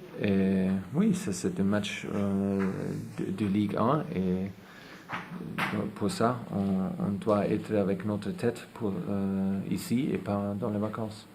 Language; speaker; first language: French; non-native, fluent; German